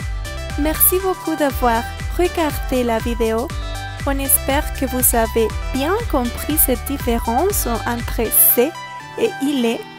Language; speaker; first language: French; non-native, learner; Spanish